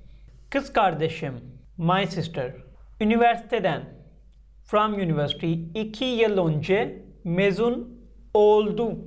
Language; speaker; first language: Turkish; non-native, learner; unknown